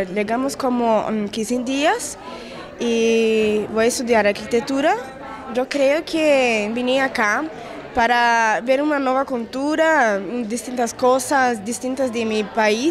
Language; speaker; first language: Spanish; non-native, learner; Portuguese